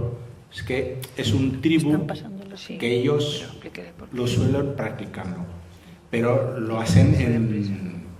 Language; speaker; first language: Spanish; non-native, fluent; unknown